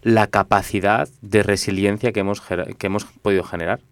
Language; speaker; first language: Spanish; non-native, local second language; Catalan